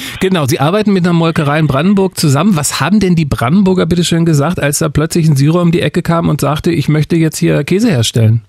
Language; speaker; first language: German; native; German